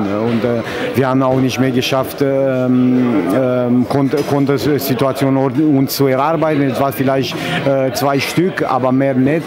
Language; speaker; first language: German; non-native, fluent; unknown